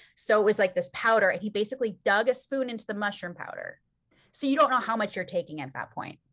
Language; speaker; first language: English; native; English